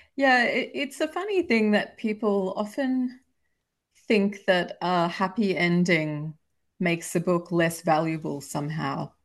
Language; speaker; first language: English; native; English